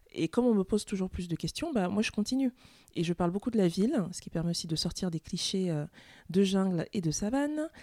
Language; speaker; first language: French; native; French